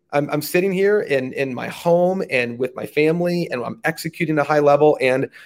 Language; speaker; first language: English; native; English